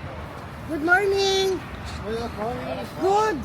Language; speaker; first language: English; non-native, local second language; Filipino